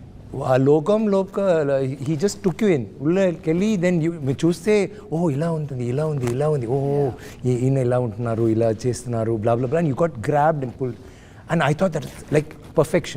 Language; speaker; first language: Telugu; non-native, learner; Tamil